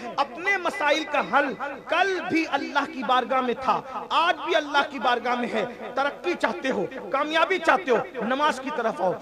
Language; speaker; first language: Urdu; native; Urdu